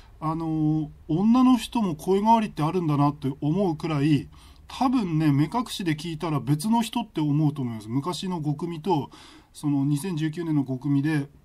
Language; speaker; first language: Japanese; native; Japanese